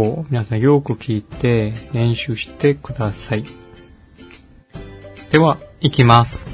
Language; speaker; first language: Japanese; non-native, fluent; Korean